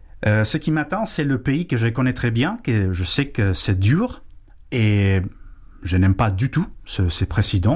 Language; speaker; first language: French; non-native, fluent; Spanish